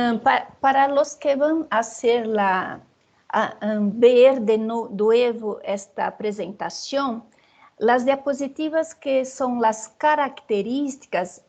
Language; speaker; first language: Spanish; non-native, fluent; Portuguese